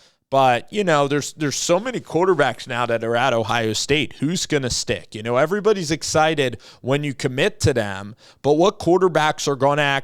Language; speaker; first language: English; native; English